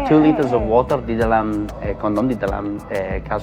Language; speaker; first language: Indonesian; non-native, learner; English